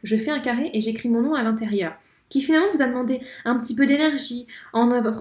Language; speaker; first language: French; native; French